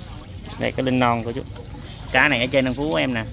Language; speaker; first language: Vietnamese; native; Vietnamese